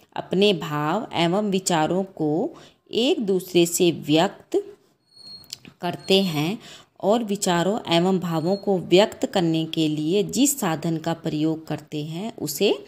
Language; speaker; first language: Hindi; native; Hindi